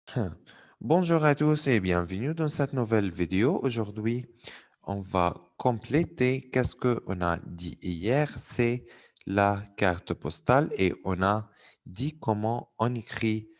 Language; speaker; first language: French; non-native, fluent; Arabic